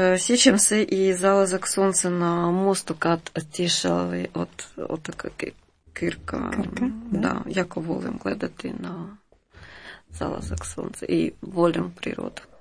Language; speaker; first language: Croatian; non-native, learner; Ukrainian